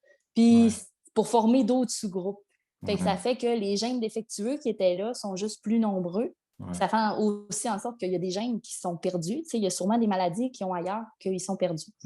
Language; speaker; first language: French; native; French